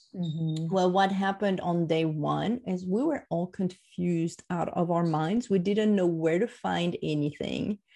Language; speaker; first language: English; non-native, fluent; French